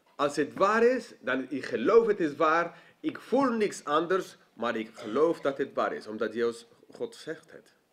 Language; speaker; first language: Dutch; non-native, fluent; English